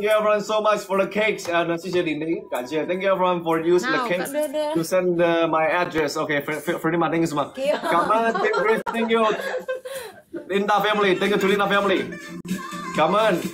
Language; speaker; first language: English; non-native, learner; Vietnamese